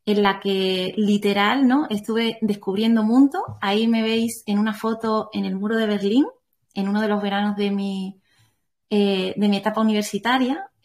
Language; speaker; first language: Spanish; native; Spanish